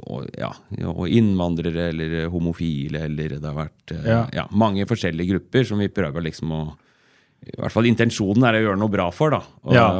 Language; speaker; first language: Norwegian; native; Norwegian